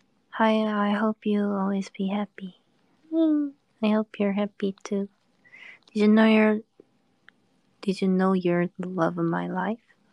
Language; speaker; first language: English; non-native, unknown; Korean